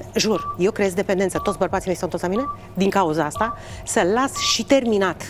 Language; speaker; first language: Romanian; native; Romanian